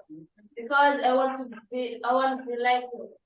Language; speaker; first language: English; non-native, learner; Malagasy